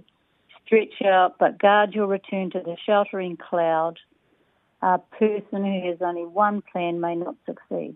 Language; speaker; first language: English; native; English